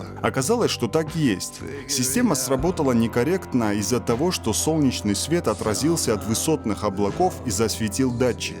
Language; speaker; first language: Russian; native; Russian